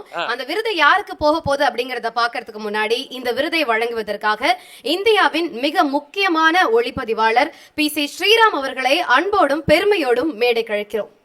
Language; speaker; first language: Tamil; native; Tamil